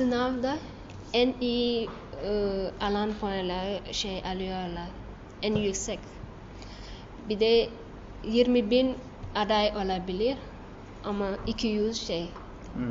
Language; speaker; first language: Turkish; non-native, learner; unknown